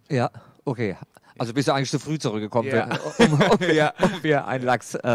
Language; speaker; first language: German; native; German